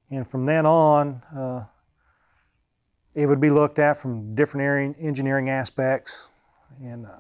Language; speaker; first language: English; native; English